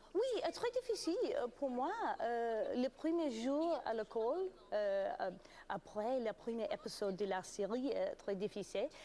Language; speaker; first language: French; non-native, learner; English